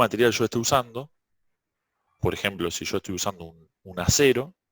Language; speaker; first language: Spanish; native; Spanish